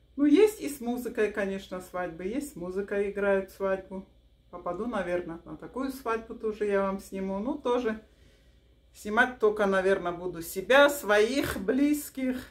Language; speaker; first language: Russian; non-native, local second language; Avaric